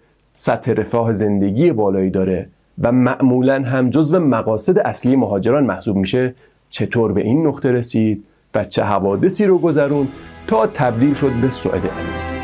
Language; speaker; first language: Persian; native; Persian